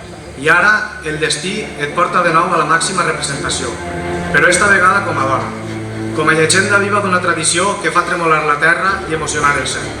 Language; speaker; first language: Catalan; native; Catalan